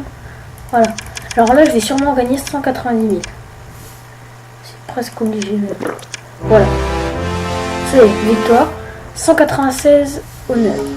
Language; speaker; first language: French; native; French